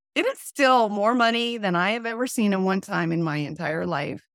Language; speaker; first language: English; native; English